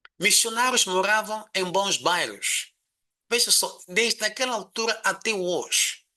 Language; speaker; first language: Portuguese; non-native, local second language; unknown